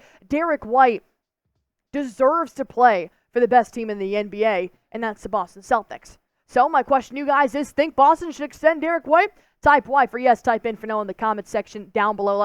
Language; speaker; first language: English; native; English